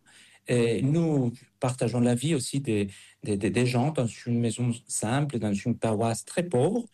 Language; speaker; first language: French; non-native, fluent; Spanish